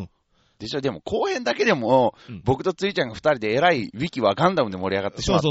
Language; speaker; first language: Japanese; native; Japanese